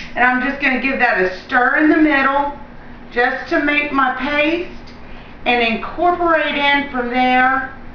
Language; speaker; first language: English; native; English